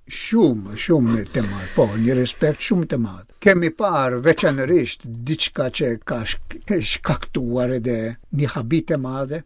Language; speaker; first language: Albanian; non-native, fluent; Maltese